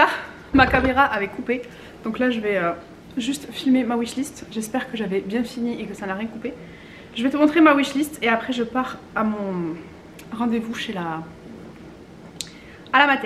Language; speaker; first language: French; native; French